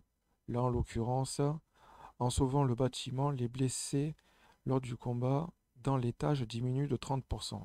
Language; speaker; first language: French; native; French